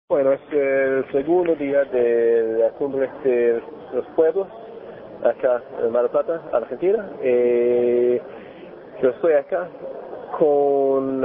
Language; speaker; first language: Spanish; non-native, learner; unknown